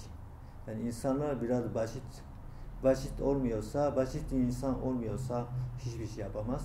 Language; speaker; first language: Turkish; non-native, learner; Japanese